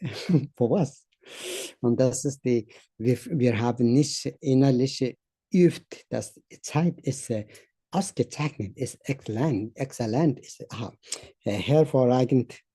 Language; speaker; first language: German; non-native, learner; Tibetan